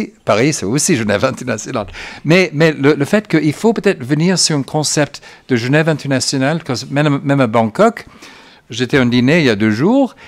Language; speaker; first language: French; non-native, fluent; English